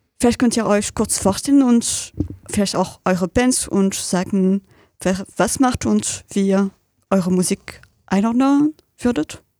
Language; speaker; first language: German; native; German